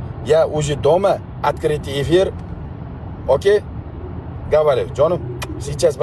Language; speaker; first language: Russian; non-native, learner; Uzbek